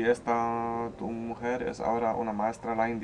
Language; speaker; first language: Spanish; non-native, learner; Polish